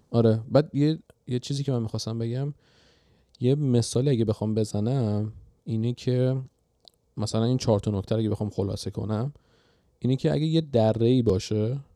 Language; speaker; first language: Persian; native; Persian